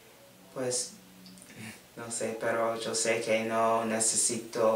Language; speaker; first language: Spanish; non-native, learner; English